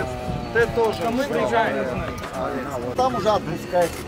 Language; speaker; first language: Russian; native; Russian